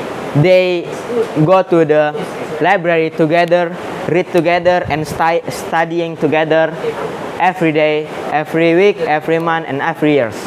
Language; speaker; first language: English; non-native, learner; Indonesian